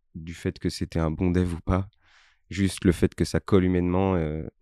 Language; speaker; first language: French; native; French